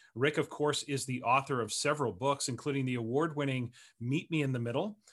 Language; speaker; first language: English; native; English